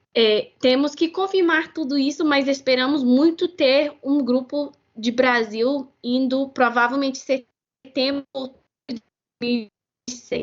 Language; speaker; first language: Portuguese; non-native, fluent; English